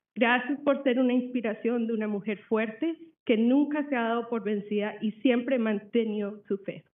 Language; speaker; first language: Spanish; early bilingual, other home language; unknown